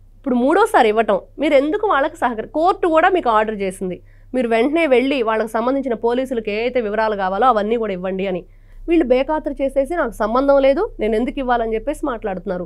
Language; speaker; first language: Telugu; native; Telugu